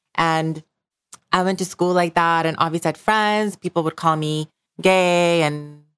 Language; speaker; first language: English; early bilingual, other home language; Bangla